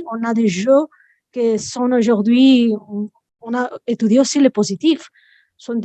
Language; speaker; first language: French; non-native, fluent; Spanish